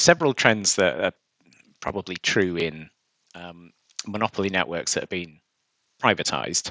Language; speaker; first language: English; native; English